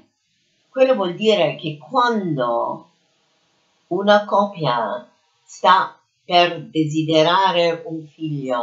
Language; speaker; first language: Italian; non-native, fluent; English